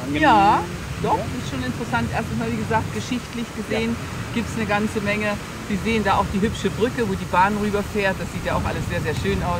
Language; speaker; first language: German; native; German